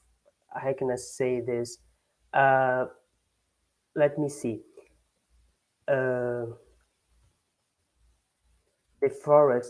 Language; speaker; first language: English; non-native, learner; Portuguese